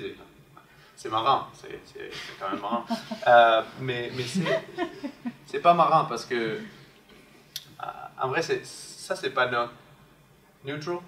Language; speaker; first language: French; non-native, fluent; Spanish